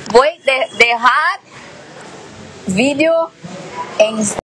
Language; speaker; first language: Spanish; non-native, learner; Portuguese